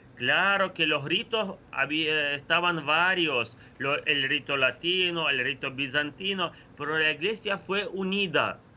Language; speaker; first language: Spanish; non-native, fluent; Ukrainian